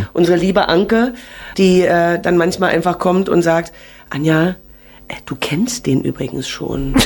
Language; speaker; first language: German; native; German